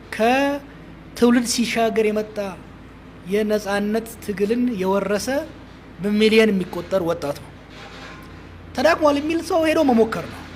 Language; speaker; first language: Amharic; non-native, local second language; Oromo